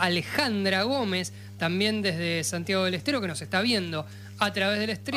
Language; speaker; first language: Spanish; native; Spanish